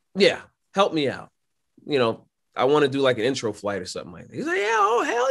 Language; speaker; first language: English; native; English